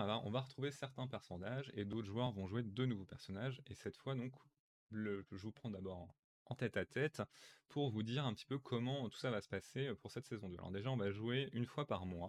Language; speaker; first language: French; native; French